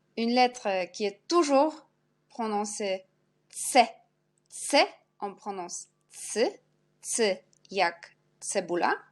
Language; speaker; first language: French; non-native, fluent; Polish